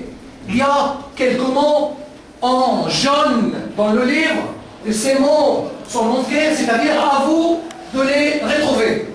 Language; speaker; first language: French; non-native, fluent; Arabic